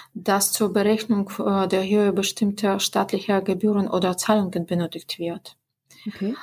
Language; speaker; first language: German; non-native, fluent; Russian